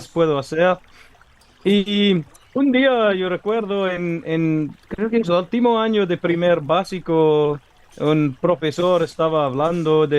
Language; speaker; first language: Spanish; non-native, learner; English